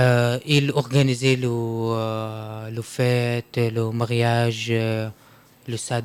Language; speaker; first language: French; non-native, learner; Arabic